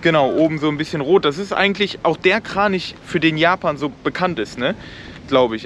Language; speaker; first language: German; native; German